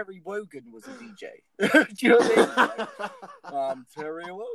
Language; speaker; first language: English; native; English